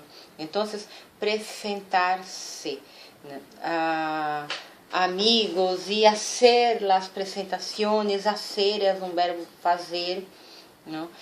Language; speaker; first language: Spanish; non-native, fluent; Portuguese